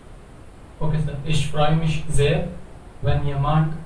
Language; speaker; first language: German; non-native, learner; Hindi